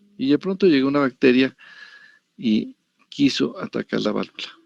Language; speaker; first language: Spanish; native; Spanish